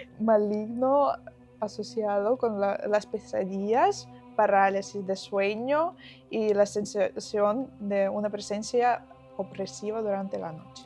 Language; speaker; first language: Spanish; non-native, fluent; Ukrainian